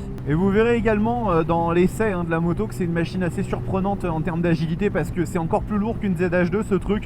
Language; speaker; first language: French; native; French